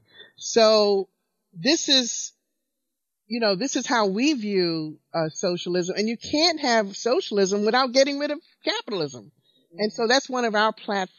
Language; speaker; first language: English; native; English